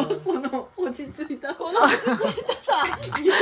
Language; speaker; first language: Japanese; native; Japanese